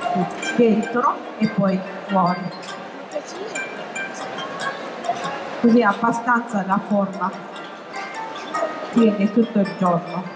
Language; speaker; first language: Italian; non-native, fluent; Japanese